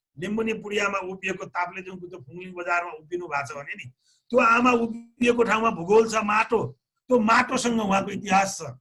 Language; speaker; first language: Nepali; native; Nepali